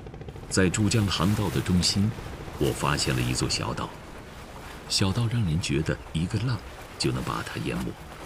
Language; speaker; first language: Chinese; native; Chinese